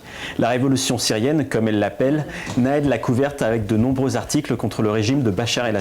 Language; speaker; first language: French; native; French